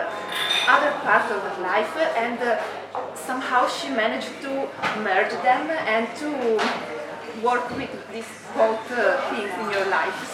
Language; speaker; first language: English; non-native, fluent; Italian